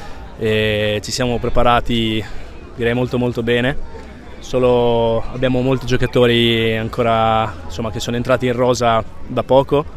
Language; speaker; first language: Italian; native; Italian